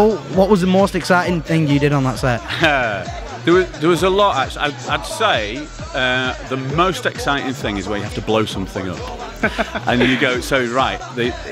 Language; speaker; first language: English; native; English